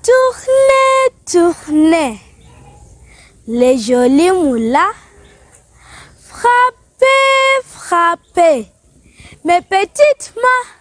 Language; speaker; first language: French; non-native, learner; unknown